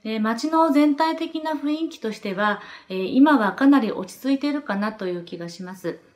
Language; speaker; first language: Japanese; native; Japanese